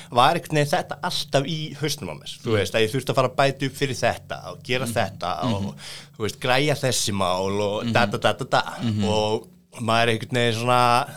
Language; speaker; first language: Icelandic; native; Icelandic